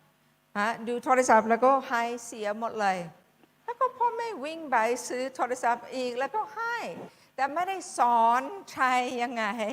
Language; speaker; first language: Thai; non-native, fluent; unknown